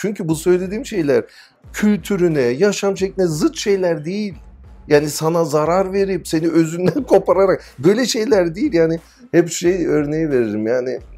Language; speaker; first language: Turkish; early bilingual, heritage; Turkish